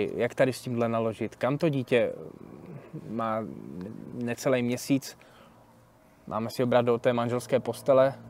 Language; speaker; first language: Czech; native; Czech